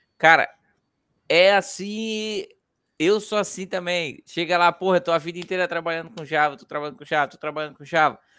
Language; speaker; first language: Portuguese; native; Portuguese